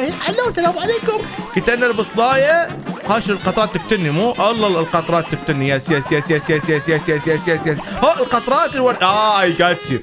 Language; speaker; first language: Arabic; native; Arabic